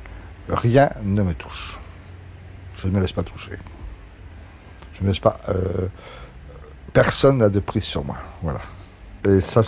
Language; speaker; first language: French; native; French